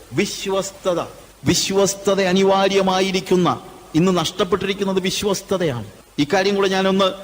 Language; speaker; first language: Malayalam; native; Malayalam